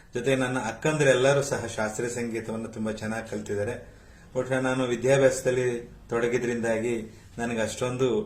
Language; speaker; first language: Kannada; native; Kannada